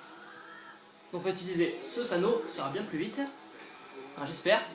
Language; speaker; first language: French; native; French